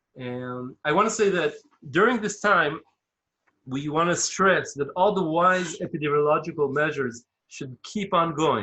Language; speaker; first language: English; non-native, fluent; Hebrew